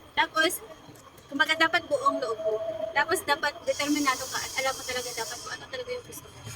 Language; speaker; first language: Filipino; non-native, local second language; Hiligaynon